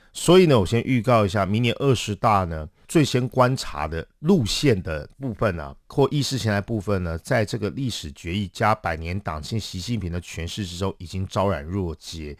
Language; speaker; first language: Chinese; native; Chinese